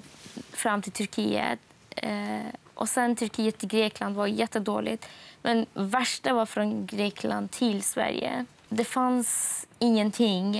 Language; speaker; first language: Swedish; non-native, fluent; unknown